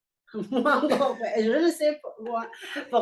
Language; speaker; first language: French; non-native, learner; English